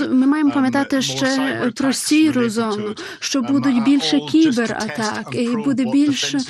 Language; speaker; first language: Ukrainian; non-native, fluent; English